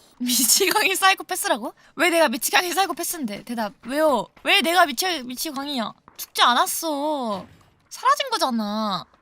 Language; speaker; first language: Korean; native; Korean